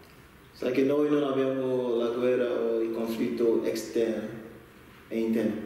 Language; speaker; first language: Italian; non-native, learner; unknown